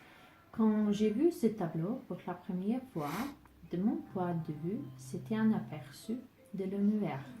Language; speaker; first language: French; non-native, learner; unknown